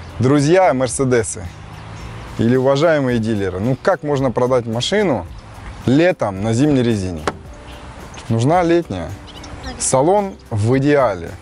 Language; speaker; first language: Russian; native; Russian